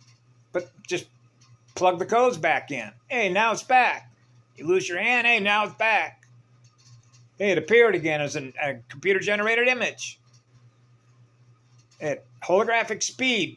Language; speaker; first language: English; native; English